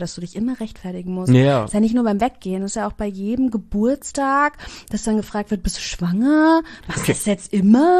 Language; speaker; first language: German; native; German